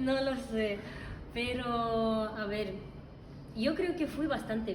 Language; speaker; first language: Spanish; non-native, fluent; Russian